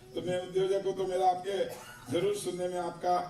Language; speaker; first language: Hindi; non-native, local second language; Marathi